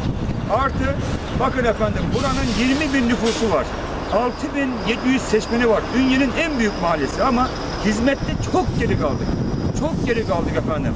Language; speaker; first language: Turkish; native; Turkish